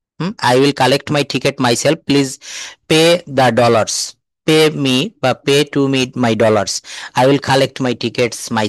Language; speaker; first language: English; non-native, fluent; Bangla